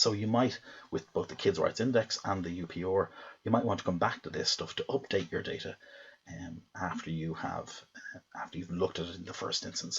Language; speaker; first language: English; native; English